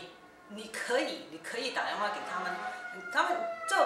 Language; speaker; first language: Chinese; early bilingual, heritage; Cantonese